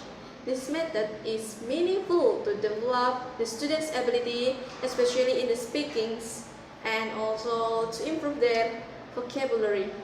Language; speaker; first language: English; non-native, learner; Indonesian